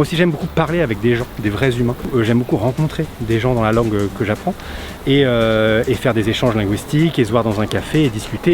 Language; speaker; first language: French; native; French